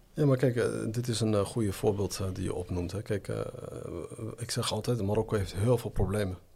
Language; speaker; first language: Dutch; native; Dutch